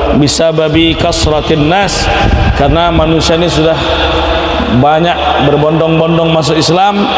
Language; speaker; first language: Malay; native; Malay